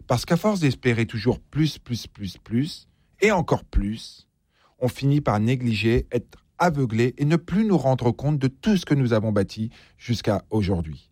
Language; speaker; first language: French; native; French